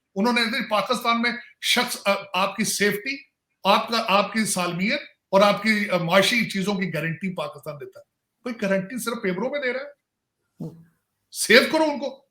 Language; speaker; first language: Urdu; non-native, local second language; Punjabi